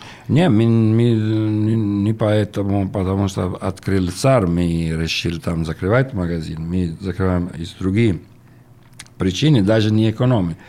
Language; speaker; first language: Russian; non-native, learner; Italian